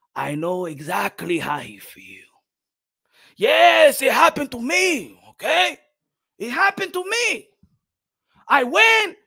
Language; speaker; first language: English; native; English